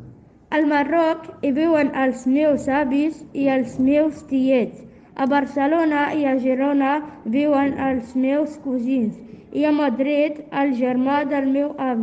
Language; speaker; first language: Catalan; non-native, learner; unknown